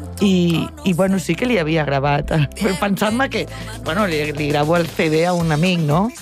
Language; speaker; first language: Catalan; non-native, local second language; Spanish